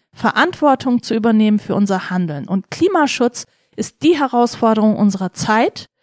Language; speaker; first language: German; early bilingual, other home language; Turkish